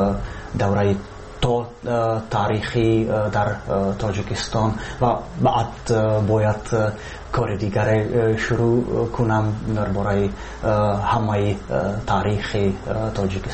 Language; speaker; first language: Persian; non-native, fluent; Czech